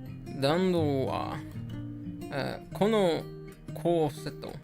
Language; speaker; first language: Japanese; non-native, learner; English